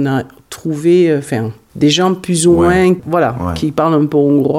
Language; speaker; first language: French; early bilingual, other home language; Hungarian